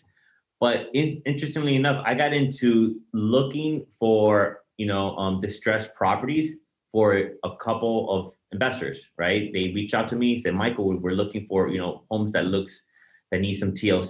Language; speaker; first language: English; native; English